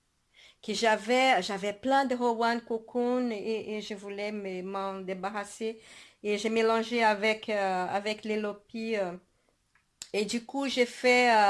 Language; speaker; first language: French; non-native, fluent; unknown